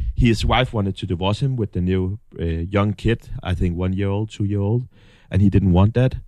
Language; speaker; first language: English; non-native, fluent; Danish